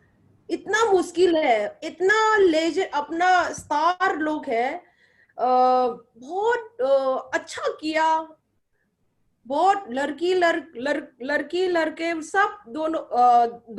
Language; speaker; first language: Hindi; non-native, local second language; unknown